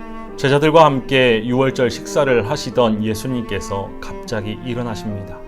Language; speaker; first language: Korean; native; Korean